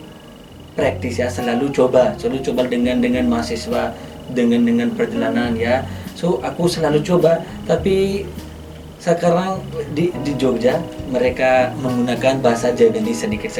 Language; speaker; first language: Indonesian; non-native, learner; Hindi